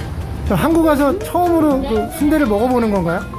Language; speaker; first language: Korean; native; Korean